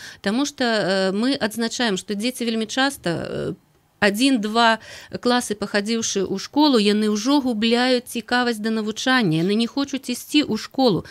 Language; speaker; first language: Belarusian; native; Belarusian